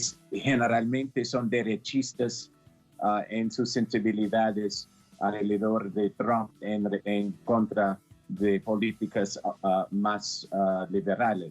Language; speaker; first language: Spanish; non-native, fluent; English